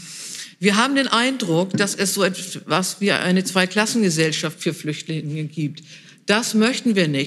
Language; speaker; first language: German; native; German